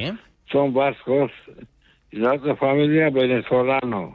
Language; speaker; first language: Spanish; non-native, local second language; Basque